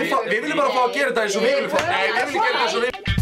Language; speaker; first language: Icelandic; native; Icelandic